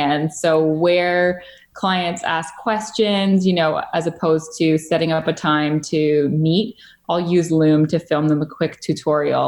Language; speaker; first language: English; native; English